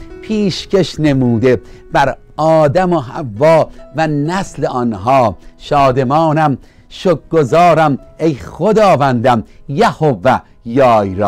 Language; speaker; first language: Persian; native; Persian